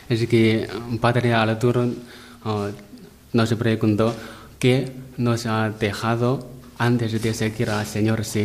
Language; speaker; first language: Spanish; non-native, learner; Chinese